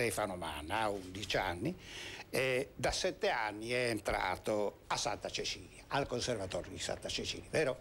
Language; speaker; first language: Italian; native; Italian